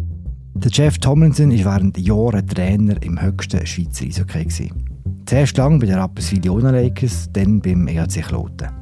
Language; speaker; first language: German; native; German